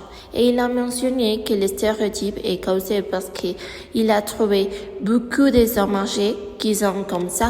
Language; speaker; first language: French; non-native, learner; Spanish